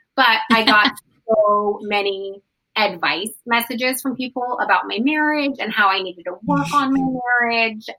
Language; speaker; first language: English; native; English